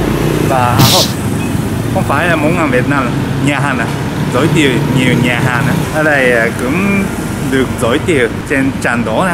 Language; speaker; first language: Vietnamese; non-native, learner; Japanese